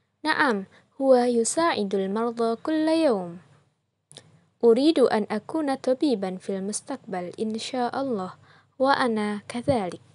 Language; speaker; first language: Arabic; non-native, fluent; Indonesian